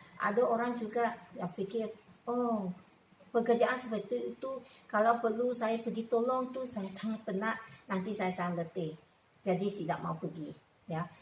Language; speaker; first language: Malay; non-native, local second language; Chinese